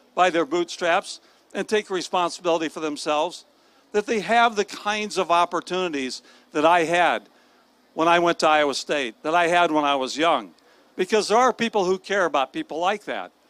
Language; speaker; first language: English; native; English